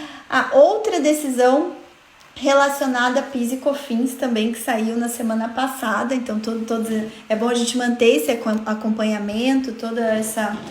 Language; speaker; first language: Portuguese; native; Portuguese